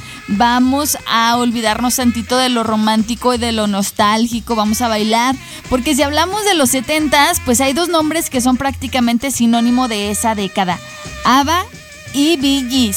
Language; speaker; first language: Spanish; native; Spanish